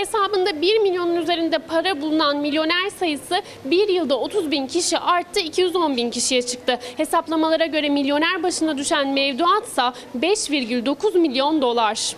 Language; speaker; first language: Turkish; native; Turkish